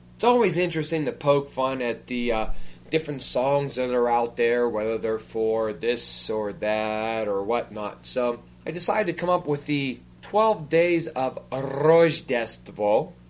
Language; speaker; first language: English; early bilingual, other home language; Ukrainian